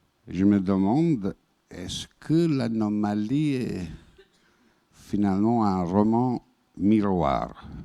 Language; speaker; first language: French; non-native, fluent; Bosnian